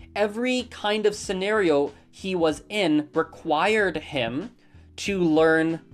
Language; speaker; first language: English; native; English